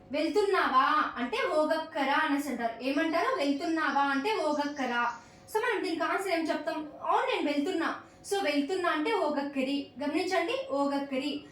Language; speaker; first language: Telugu; non-native, local second language; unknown